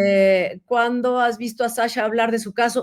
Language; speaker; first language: Spanish; native; Spanish